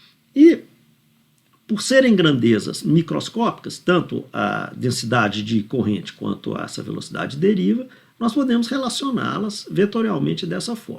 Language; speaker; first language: Portuguese; native; Portuguese